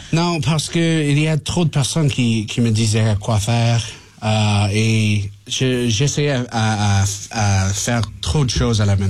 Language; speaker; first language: French; non-native, learner; English